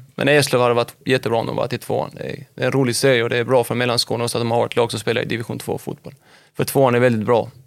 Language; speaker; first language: Swedish; early bilingual, other home language; Albanian